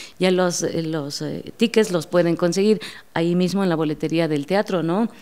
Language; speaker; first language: Spanish; native; Spanish